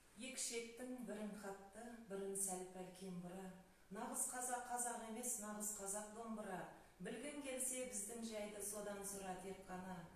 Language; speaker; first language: Kazakh; native; Kazakh